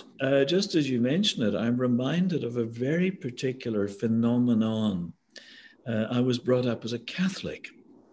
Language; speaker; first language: English; native; English